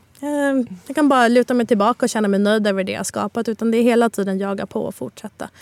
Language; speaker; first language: Swedish; early bilingual, other home language; Spanish